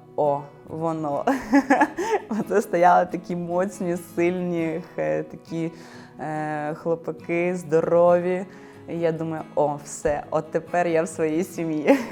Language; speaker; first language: Ukrainian; native; Ukrainian